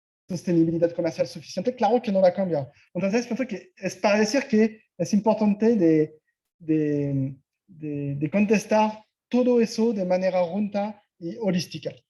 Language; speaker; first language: Spanish; non-native, fluent; French